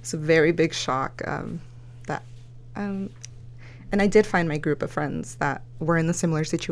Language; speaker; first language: English; early bilingual, other home language; Spanish